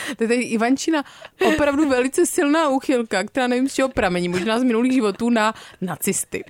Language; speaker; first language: Czech; native; Czech